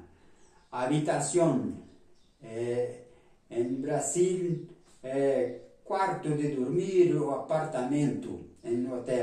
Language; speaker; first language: Spanish; non-native, fluent; Portuguese